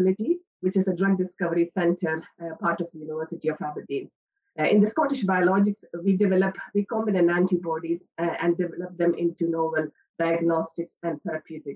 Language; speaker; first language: English; non-native, local second language; Malayalam